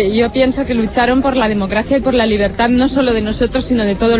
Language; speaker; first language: Spanish; native; Spanish